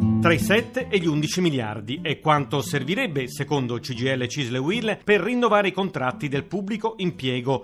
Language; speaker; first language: Italian; native; Italian